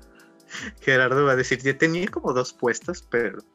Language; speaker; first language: Spanish; native; Spanish